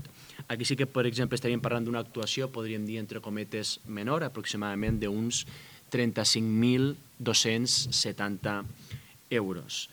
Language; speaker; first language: Catalan; native; Catalan